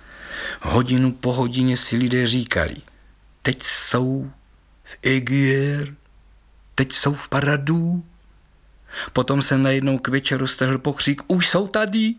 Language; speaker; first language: Czech; native; Czech